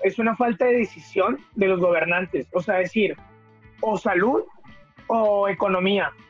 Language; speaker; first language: Spanish; native; Spanish